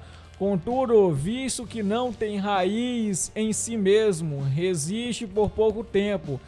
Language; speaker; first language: Portuguese; native; Portuguese